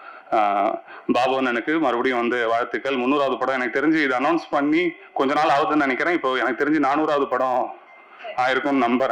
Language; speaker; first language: Tamil; native; Tamil